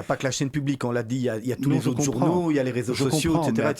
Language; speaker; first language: French; native; French